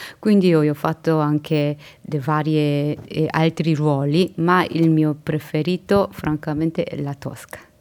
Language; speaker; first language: Italian; non-native, learner; Korean